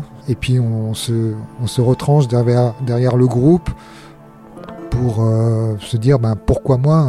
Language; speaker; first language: French; native; French